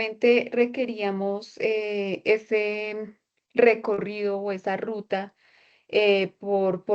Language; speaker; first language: Spanish; native; Spanish